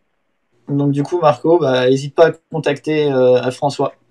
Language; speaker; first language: French; native; French